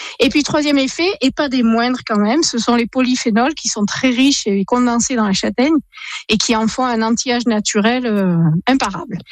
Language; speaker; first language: French; native; French